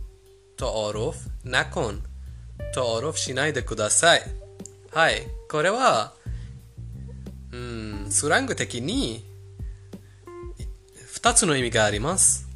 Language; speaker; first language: Japanese; non-native, fluent; Persian